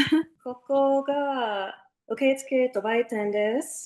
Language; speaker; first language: Japanese; non-native, learner; English